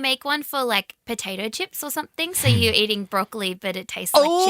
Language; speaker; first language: English; native; English